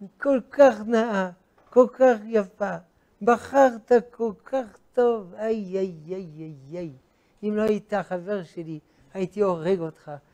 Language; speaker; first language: Hebrew; non-native, fluent; French